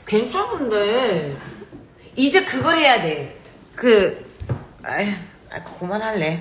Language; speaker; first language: Korean; early bilingual, heritage; Korean